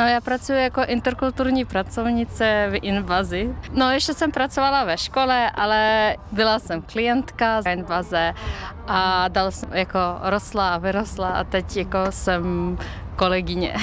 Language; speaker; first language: Czech; non-native, learner; Ukrainian